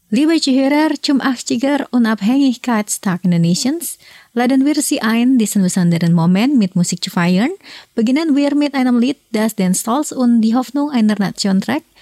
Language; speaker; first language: German; non-native, fluent; Indonesian